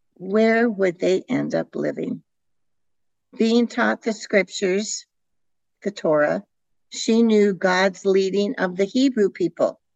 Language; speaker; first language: English; early bilingual, other home language; Dutch